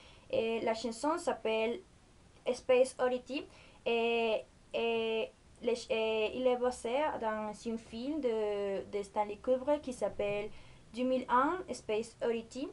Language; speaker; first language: French; non-native, learner; Spanish